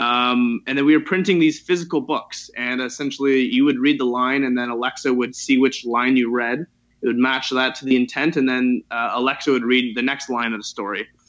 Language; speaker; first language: English; native; English